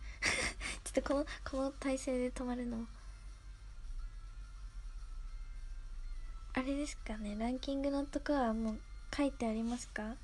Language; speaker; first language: Japanese; native; Japanese